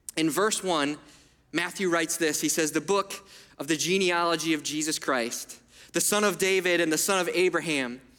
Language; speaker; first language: English; early bilingual, other home language; Italian